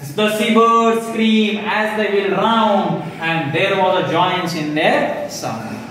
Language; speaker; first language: English; non-native, local second language; Marathi